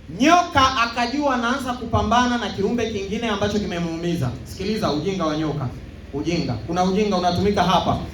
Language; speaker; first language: Swahili; native; Swahili